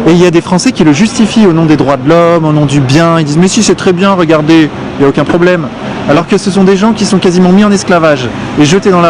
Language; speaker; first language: French; native; French